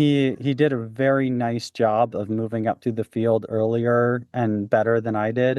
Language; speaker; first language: English; native; English